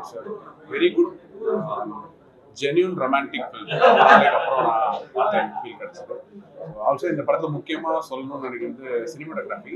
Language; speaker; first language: Tamil; native; Tamil